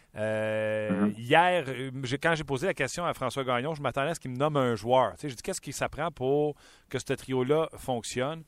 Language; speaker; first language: French; native; French